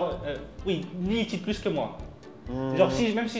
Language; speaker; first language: French; native; French